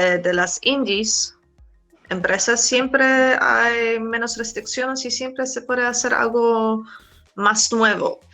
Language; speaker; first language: Spanish; non-native, fluent; Polish